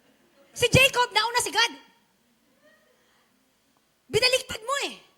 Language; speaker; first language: Filipino; non-native, local second language; Chavacano